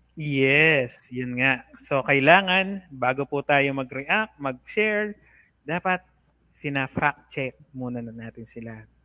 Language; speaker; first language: Filipino; native; Filipino